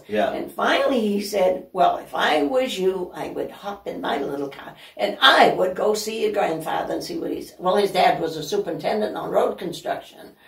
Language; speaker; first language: English; native; English